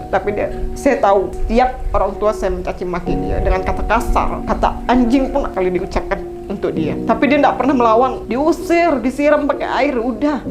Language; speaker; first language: Indonesian; native; Indonesian